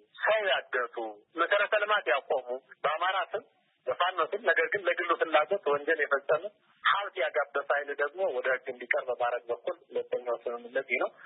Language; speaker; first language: Amharic; native; Amharic